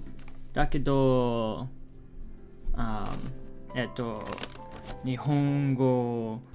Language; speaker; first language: Japanese; non-native, learner; English